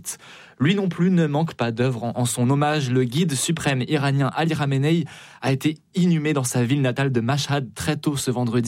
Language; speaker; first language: French; native; French